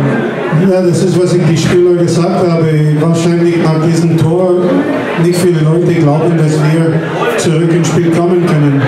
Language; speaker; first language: German; non-native, fluent; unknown